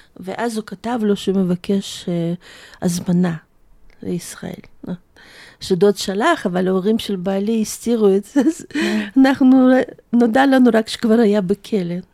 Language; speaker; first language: Hebrew; non-native, fluent; Russian